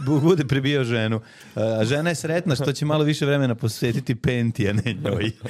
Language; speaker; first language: Serbian; native; Serbian